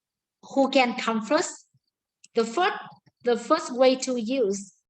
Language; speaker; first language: English; non-native, learner; Vietnamese